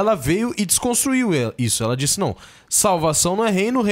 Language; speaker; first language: Portuguese; native; Portuguese